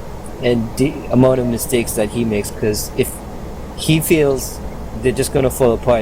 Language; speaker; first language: English; native; English